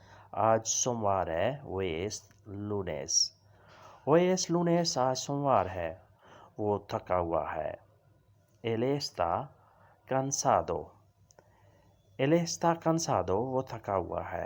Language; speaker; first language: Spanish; non-native, learner; Urdu